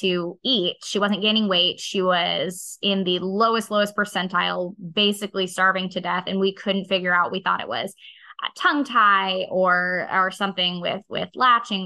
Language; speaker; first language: English; native; English